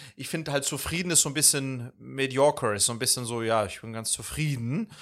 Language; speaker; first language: German; early bilingual, other home language; Swedish